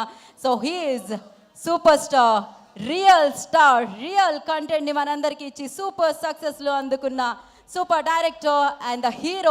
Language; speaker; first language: Telugu; native; Telugu